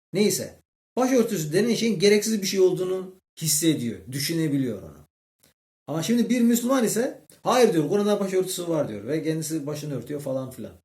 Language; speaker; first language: Turkish; early bilingual, heritage; Turkish